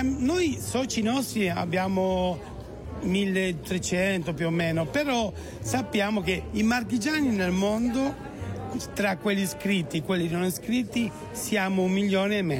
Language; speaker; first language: Italian; early bilingual, heritage; Italian